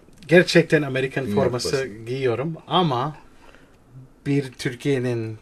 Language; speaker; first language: Turkish; non-native, learner; English